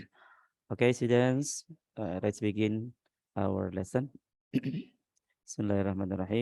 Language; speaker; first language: English; non-native, learner; Indonesian